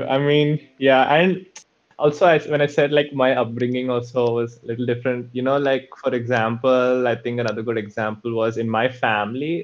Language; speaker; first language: English; native; English